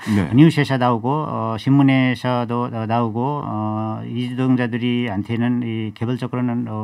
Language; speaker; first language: Korean; non-native, fluent; Nepali